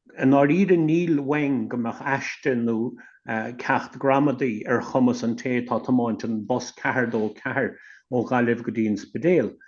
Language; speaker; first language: Irish; native; Irish